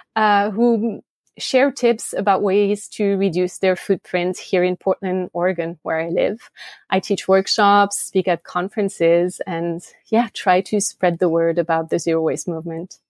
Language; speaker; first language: English; non-native, fluent; French